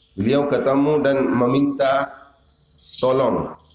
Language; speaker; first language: Indonesian; non-native, learner; Urdu